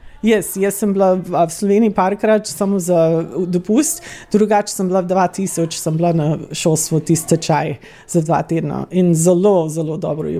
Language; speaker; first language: Slovenian; early bilingual, heritage; Slovenian